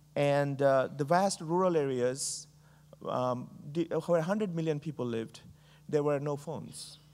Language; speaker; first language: English; non-native, local second language; Bangla